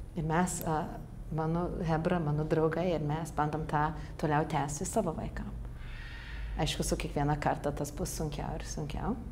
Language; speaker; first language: Lithuanian; early bilingual, heritage; Lithuanian